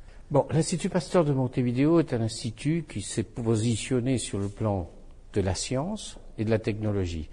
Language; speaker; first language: French; non-native, fluent; Spanish